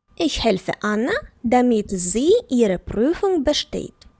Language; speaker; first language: German; non-native, fluent; Ukrainian